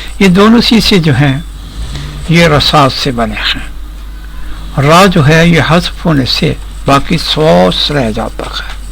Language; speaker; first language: Urdu; non-native, local second language; Punjabi